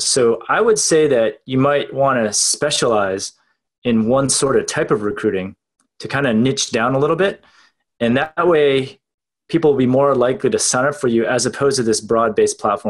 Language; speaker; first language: English; native; English